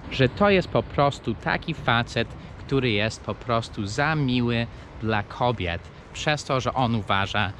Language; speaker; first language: Polish; non-native, fluent; English